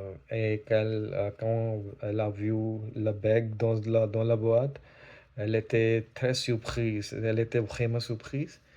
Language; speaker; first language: French; non-native, learner; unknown